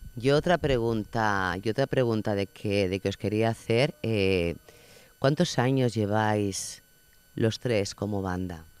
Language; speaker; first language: Spanish; non-native, local second language; Catalan